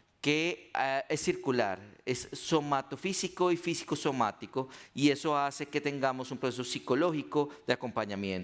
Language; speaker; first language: Spanish; native; Spanish